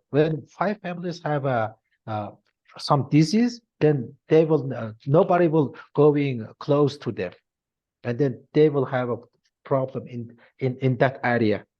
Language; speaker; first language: English; non-native, learner; Mongolian